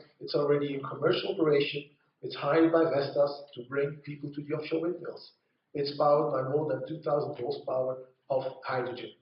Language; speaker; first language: English; non-native, fluent; Dutch